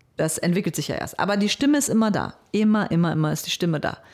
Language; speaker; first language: German; native; German